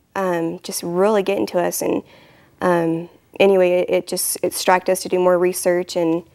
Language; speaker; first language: English; native; English